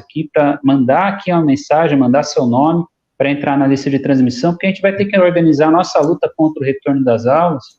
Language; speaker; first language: Portuguese; native; Portuguese